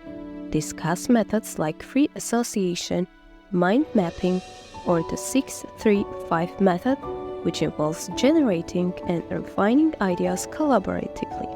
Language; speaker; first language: English; non-native, fluent; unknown